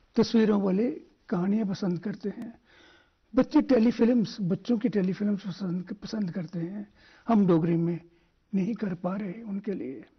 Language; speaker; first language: Hindi; non-native, local second language; Dogri